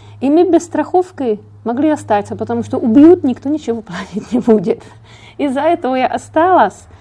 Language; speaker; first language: Russian; non-native, fluent; Czech